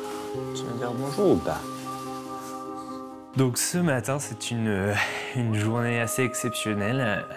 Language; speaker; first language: French; native; French